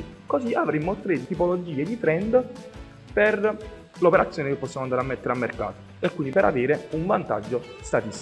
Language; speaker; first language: Italian; native; Italian